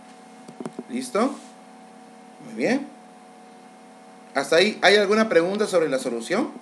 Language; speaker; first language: Spanish; native; Spanish